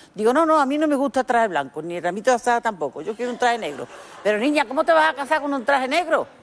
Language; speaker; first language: Spanish; native; Spanish